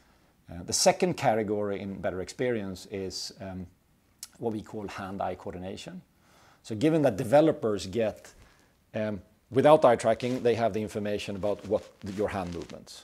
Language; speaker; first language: English; non-native, fluent; Swedish